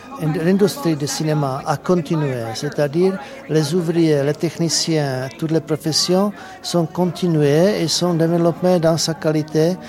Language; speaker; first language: French; non-native, learner; Czech